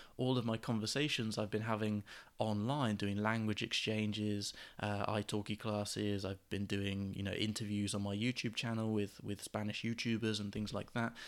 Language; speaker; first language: English; native; English